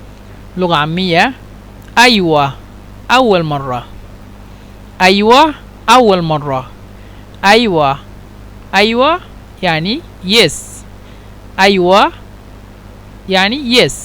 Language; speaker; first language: Arabic; non-native, fluent; Bangla